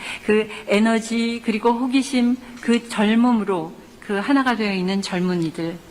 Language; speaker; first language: Korean; native; Korean